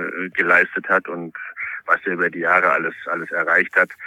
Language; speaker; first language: German; non-native, fluent; Polish